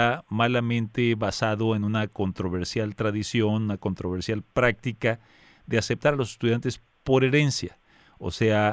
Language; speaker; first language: Spanish; native; Spanish